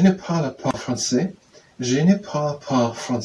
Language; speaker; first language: French; non-native, learner; English